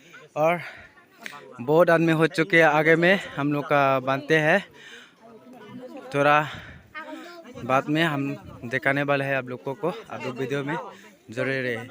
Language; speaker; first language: Hindi; non-native, local second language; Chakma